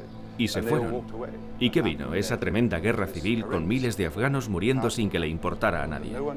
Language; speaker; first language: Spanish; native; Spanish